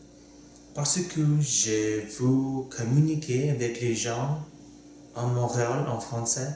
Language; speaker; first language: French; non-native, learner; Russian